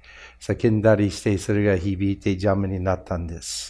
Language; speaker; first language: Japanese; non-native, fluent; English